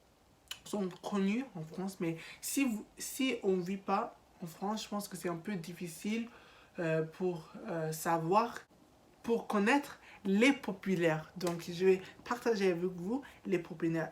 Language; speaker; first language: French; non-native, learner; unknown